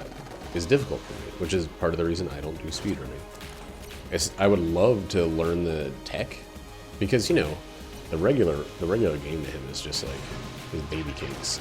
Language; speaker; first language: English; native; English